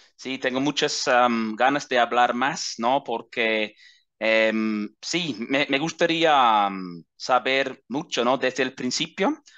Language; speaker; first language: Spanish; non-native, fluent; English